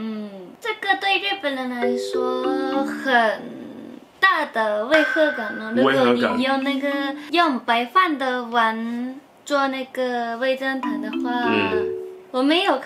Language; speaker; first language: Chinese; non-native, learner; Japanese